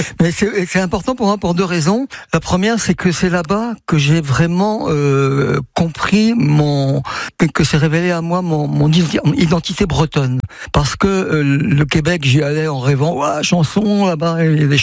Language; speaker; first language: French; native; French